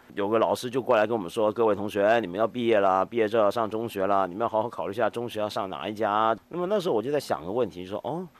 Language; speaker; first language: Chinese; native; Chinese